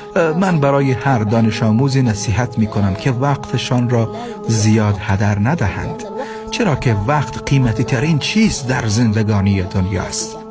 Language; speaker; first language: Persian; early bilingual, heritage; Persian